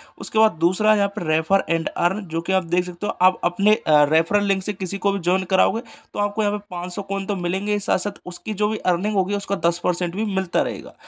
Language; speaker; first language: Hindi; native; Hindi